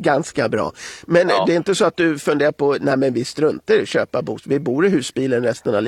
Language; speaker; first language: Swedish; native; Swedish